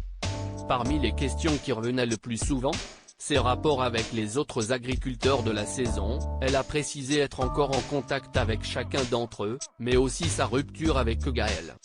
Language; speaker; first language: French; native; French